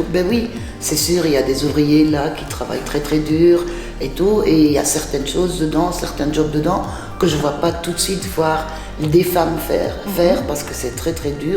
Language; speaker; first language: French; non-native, fluent; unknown